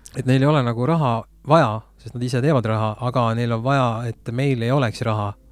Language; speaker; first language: Estonian; native; Estonian